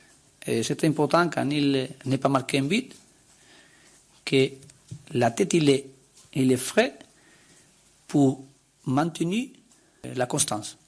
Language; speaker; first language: French; non-native, learner; Spanish